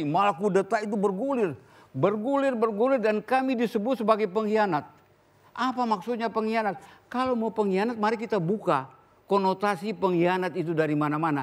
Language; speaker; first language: Indonesian; native; Indonesian